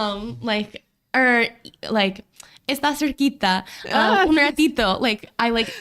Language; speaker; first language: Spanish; non-native, learner; English